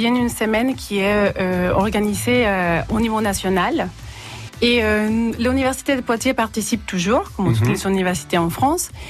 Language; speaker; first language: French; non-native, fluent; Spanish